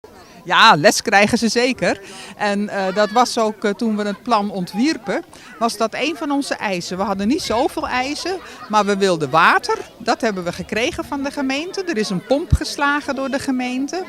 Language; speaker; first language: Dutch; native; Dutch